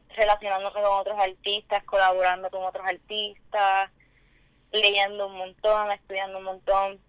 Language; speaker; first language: Spanish; native; Spanish